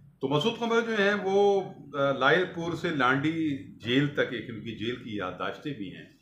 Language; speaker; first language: Urdu; native; Urdu